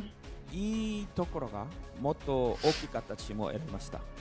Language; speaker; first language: Japanese; non-native, learner; Korean